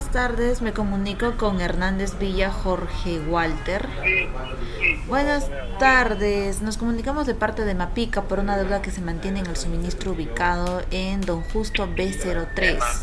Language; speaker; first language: Spanish; native; Spanish